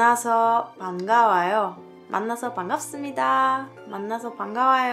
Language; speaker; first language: Korean; non-native, fluent; French